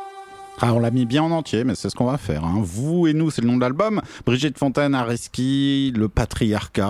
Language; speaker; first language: French; native; French